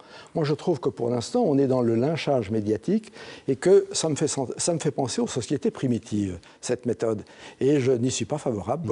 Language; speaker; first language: French; native; French